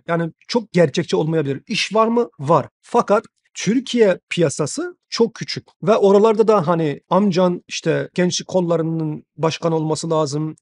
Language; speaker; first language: Turkish; non-native, fluent; Chinese